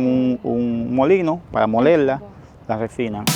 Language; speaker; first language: Spanish; native; Spanish